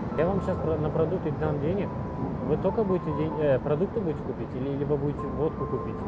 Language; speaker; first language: Russian; non-native, learner; Uzbek